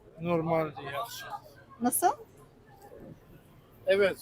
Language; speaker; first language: Turkish; non-native, learner; Persian